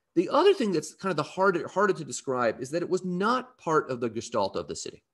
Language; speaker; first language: English; native; English